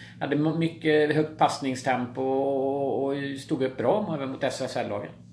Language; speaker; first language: Swedish; native; Swedish